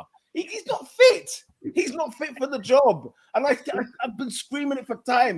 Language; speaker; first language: English; native; English